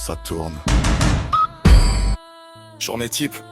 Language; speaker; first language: French; native; French